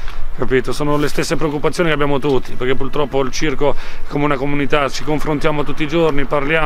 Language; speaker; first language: Italian; native; Italian